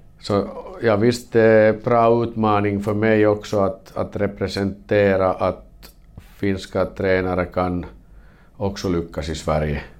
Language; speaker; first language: Swedish; non-native, local second language; Finnish